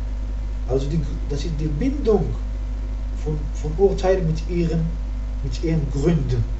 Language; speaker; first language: German; non-native, fluent; Arabic